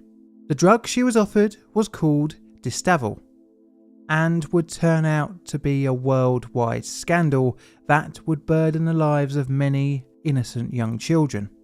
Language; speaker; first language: English; native; English